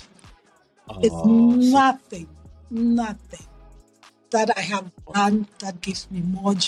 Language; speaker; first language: English; non-native, local second language; Akan